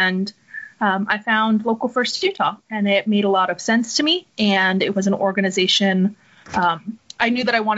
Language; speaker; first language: English; native; English